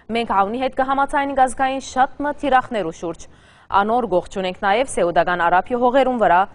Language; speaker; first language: Armenian; early bilingual, heritage; Armenian